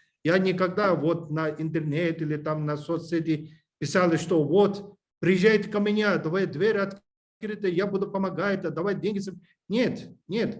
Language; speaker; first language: Russian; non-native, learner; English